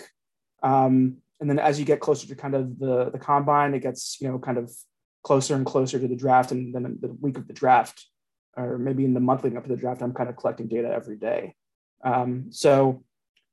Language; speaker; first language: English; native; English